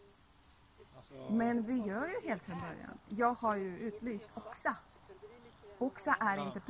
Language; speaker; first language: Swedish; non-native, fluent; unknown